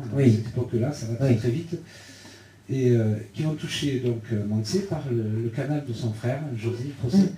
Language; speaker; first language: French; native; French